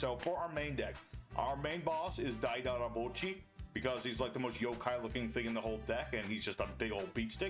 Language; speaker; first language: English; native; English